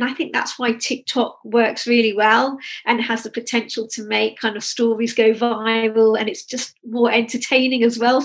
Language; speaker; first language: English; native; English